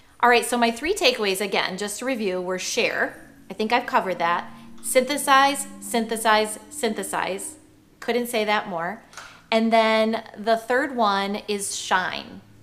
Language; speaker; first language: English; native; English